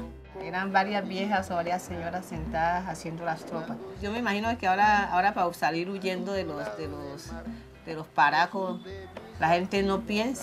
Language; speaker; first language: Spanish; native; Spanish